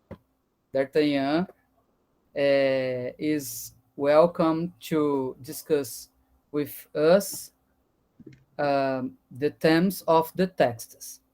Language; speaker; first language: English; non-native, learner; Portuguese